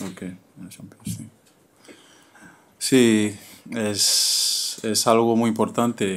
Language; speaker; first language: Spanish; non-native, fluent; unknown